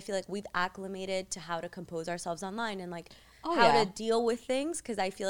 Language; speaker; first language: English; early bilingual, other home language; Spanish